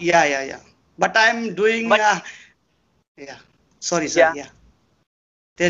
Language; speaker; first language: English; non-native, learner; Bangla